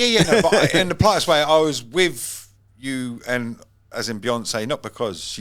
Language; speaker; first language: English; native; English